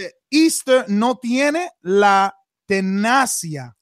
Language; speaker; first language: Spanish; early bilingual, heritage; Spanish